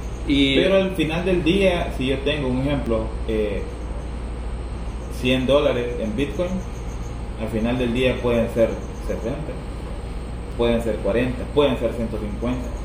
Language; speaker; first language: Spanish; native; Spanish